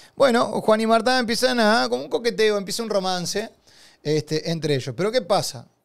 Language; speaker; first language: Spanish; native; Spanish